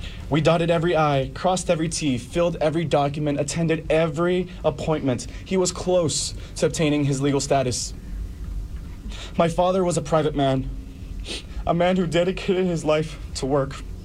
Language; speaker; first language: English; early bilingual, other home language; Spanish